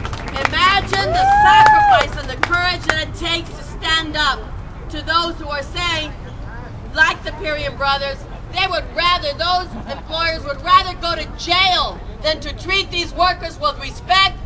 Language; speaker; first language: English; early bilingual, other home language; Spanish